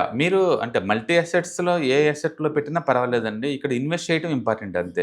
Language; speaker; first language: Telugu; native; Telugu